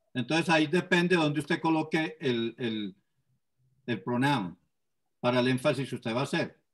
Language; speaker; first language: Spanish; native; Spanish